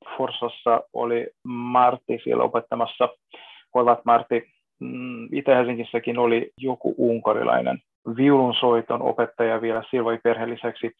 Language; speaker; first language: Finnish; non-native, fluent; Hungarian